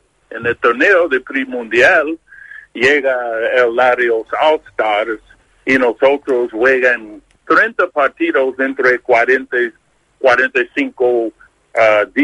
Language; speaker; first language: Spanish; non-native, learner; English